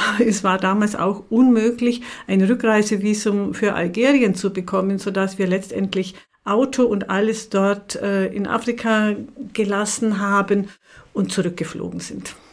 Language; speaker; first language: German; native; German